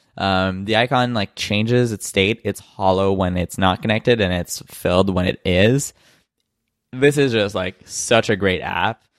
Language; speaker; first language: English; native; English